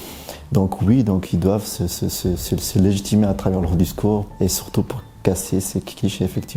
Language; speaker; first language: French; early bilingual, other home language; Tigrinya